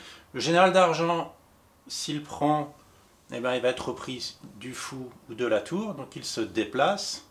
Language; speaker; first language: French; native; French